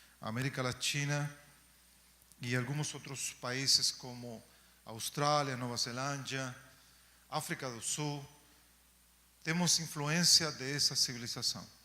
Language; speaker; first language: Portuguese; non-native, fluent; Spanish